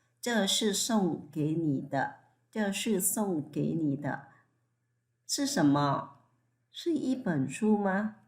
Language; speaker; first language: Chinese; non-native, fluent; Thai